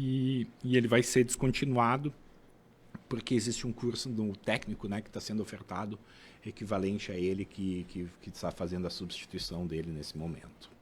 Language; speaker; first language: Portuguese; native; Portuguese